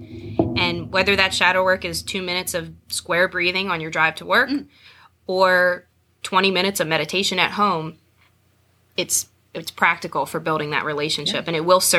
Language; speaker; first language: English; native; English